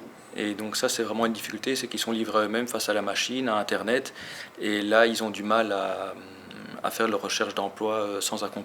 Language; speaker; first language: French; native; French